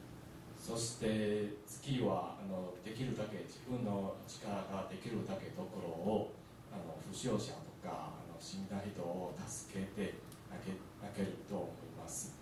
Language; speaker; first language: Japanese; non-native, learner; Chinese